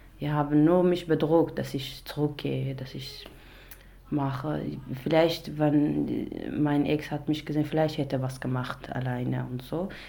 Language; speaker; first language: German; non-native, learner; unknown